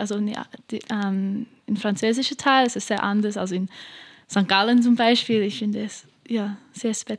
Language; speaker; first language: German; non-native, learner; English